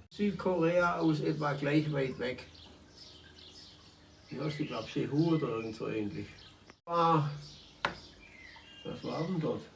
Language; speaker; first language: German; native; German